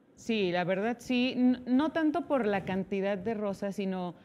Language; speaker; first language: Spanish; native; Spanish